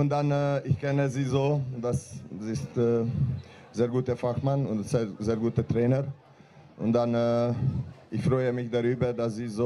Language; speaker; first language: German; non-native, learner; Hungarian